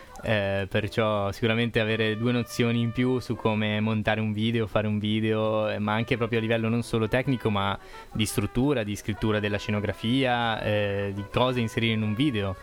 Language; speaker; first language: Italian; native; Italian